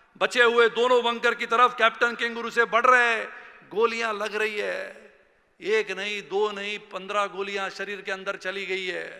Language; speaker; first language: Hindi; non-native, local second language; Marathi